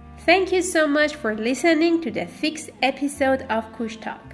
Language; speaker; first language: English; non-native, fluent; Persian